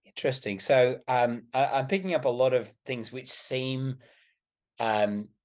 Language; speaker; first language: English; native; English